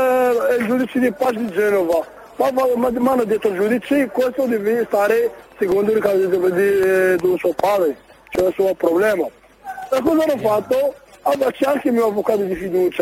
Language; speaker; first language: Italian; non-native, learner; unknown